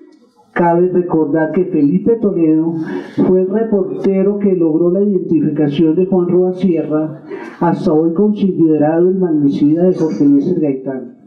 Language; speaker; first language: Spanish; native; Spanish